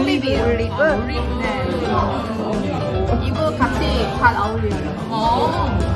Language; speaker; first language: Korean; non-native, learner; Arabic